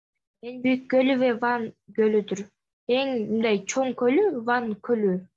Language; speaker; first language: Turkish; non-native, learner; Kyrgyz